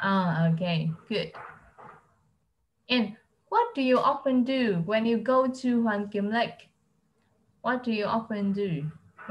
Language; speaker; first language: English; non-native, fluent; Vietnamese